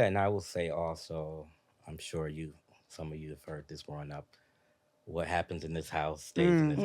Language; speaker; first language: English; native; English